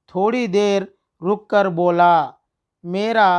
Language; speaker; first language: Hindi; non-native, local second language; Telugu